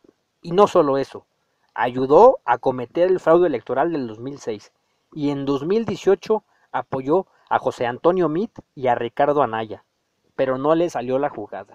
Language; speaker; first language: Spanish; native; Spanish